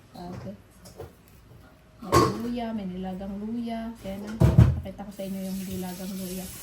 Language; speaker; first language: Filipino; native; Filipino